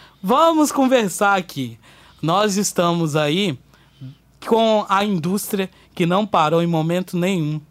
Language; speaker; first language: Portuguese; native; Portuguese